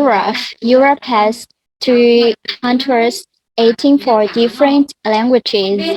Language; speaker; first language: English; non-native, learner; Vietnamese